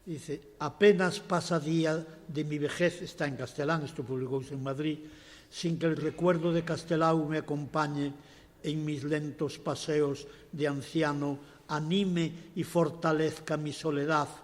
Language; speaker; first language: Spanish; non-native, local second language; Galician